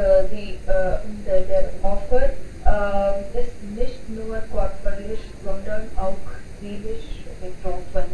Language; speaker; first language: German; non-native, learner; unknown